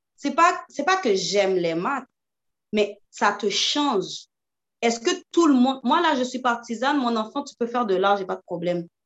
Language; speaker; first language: French; early bilingual, other home language; Haitian Creole